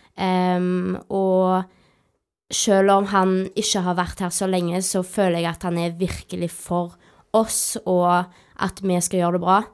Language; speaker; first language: Norwegian; native; Norwegian